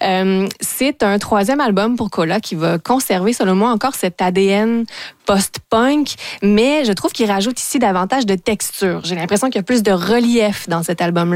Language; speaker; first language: French; native; French